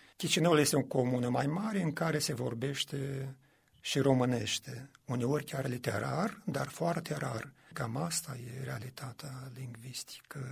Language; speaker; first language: Romanian; native; Romanian